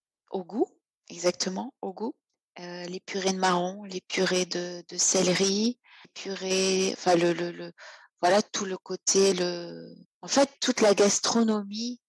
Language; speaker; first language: French; native; French